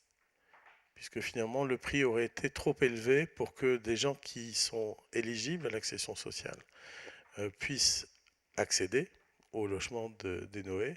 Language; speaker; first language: French; native; French